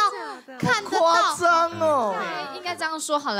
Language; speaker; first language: Chinese; native; Chinese